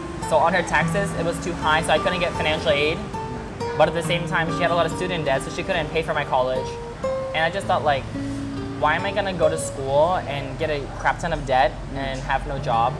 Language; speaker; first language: English; early bilingual, other home language; Vietnamese